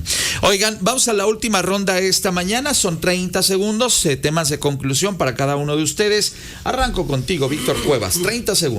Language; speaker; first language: Spanish; native; Spanish